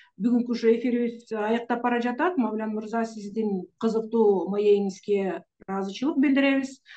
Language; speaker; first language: Kyrgyz; native; Kyrgyz